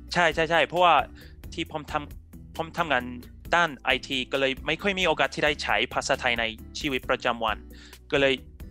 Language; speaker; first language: Thai; non-native, fluent; English